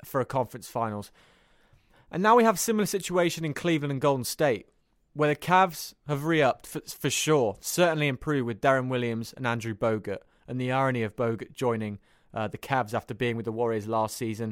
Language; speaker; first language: English; native; English